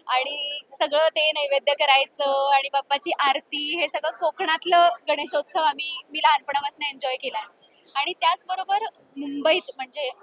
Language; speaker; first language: Marathi; native; Marathi